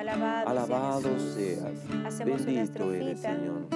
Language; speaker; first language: Spanish; native; Spanish